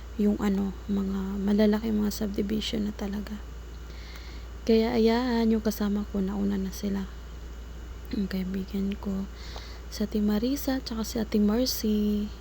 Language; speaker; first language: Filipino; non-native, local second language; Cebuano